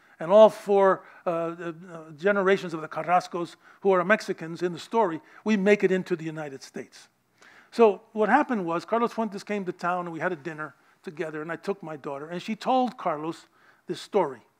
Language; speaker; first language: English; native; English